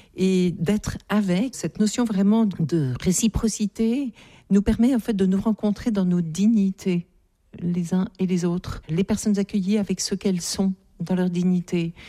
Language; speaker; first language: French; native; French